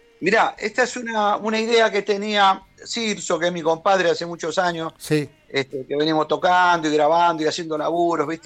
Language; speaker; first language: Spanish; native; Spanish